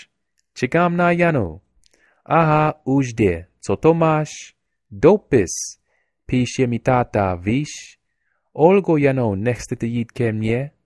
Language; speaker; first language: Czech; non-native, learner; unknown